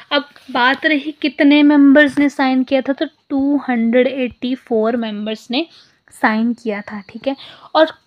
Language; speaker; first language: Hindi; non-native, local second language; Punjabi